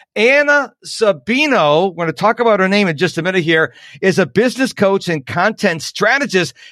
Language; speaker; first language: English; native; English